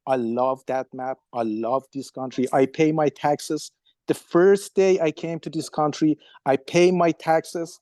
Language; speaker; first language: English; non-native, fluent; Persian